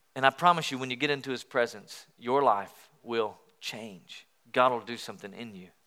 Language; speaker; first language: English; native; English